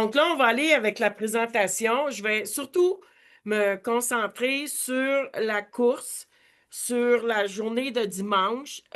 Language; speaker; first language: French; native; French